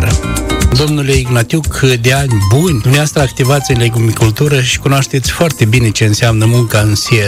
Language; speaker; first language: Romanian; native; Romanian